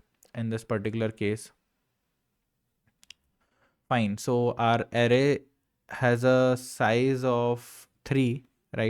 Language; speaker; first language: English; non-native, local second language; Hindi